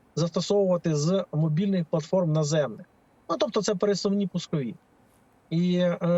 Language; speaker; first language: Ukrainian; native; Ukrainian